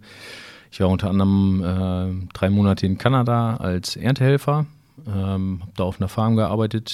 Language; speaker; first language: German; native; German